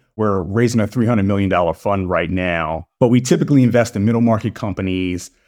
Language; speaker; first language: English; native; English